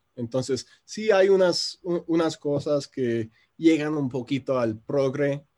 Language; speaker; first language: Spanish; non-native, fluent; English